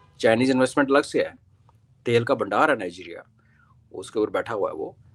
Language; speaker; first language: Hindi; non-native, local second language; Kashmiri